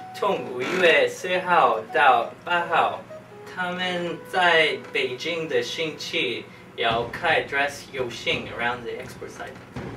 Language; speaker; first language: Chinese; non-native, learner; English